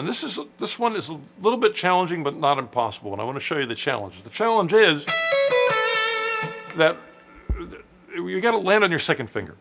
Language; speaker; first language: English; native; English